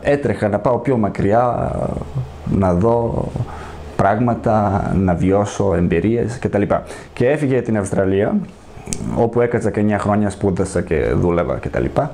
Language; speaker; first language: Greek; non-native, fluent; Serbian